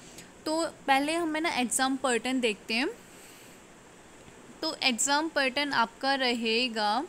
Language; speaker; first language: Hindi; native; Hindi